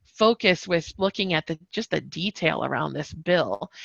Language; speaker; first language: English; native; English